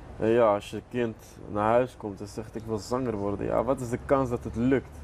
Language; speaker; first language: Dutch; early bilingual, other home language; Arabic